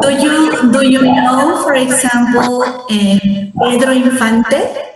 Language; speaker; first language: English; non-native, fluent; Spanish